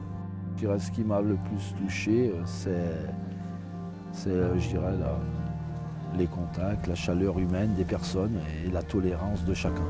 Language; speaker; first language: French; native; French